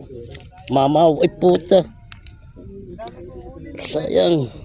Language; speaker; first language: Filipino; native; Filipino